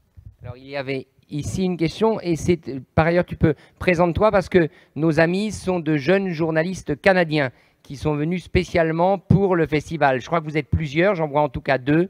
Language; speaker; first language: French; native; French